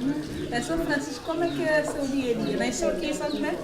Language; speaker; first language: Portuguese; native; Portuguese